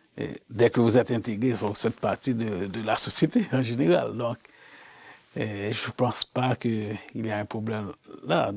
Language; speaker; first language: French; non-native, local second language; Haitian Creole